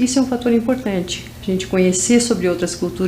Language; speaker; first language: Portuguese; native; Portuguese